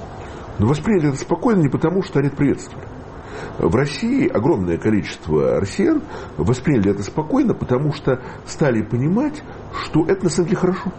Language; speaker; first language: Russian; native; Russian